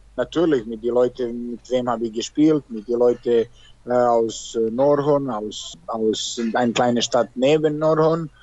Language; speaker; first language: German; non-native, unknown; Serbian